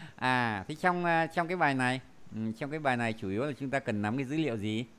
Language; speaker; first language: Vietnamese; native; Vietnamese